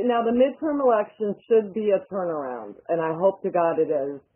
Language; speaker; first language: English; native; English